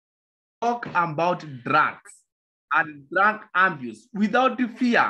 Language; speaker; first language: English; non-native, local second language; Kamba